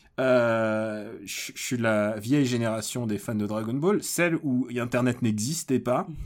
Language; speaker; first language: French; early bilingual, other home language; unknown